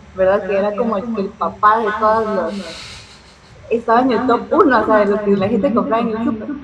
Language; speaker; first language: Spanish; native; Spanish